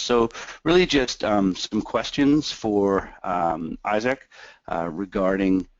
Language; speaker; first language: English; native; English